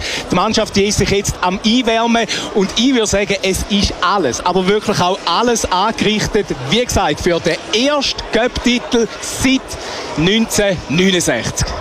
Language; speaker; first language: German; native; German